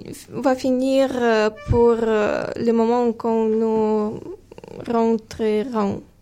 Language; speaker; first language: French; non-native, fluent; Ukrainian